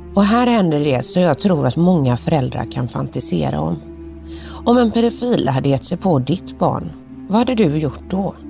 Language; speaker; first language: Swedish; native; Swedish